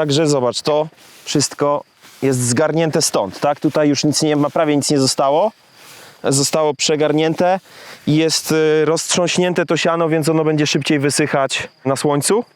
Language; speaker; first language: Polish; native; Polish